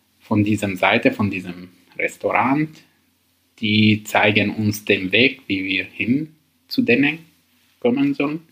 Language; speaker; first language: German; non-native, learner; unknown